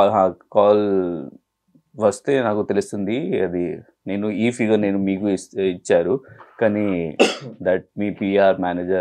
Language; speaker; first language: Telugu; non-native, learner; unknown